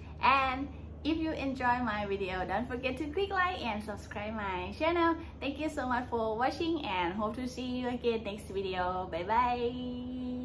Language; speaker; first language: English; non-native, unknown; Thai